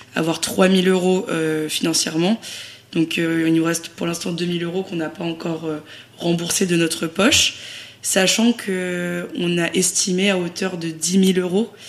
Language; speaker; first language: French; native; French